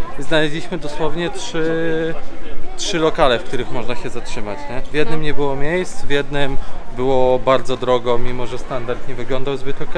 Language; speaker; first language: Polish; native; Polish